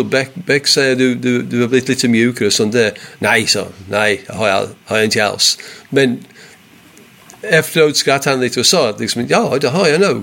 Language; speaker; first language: Swedish; non-native, fluent; English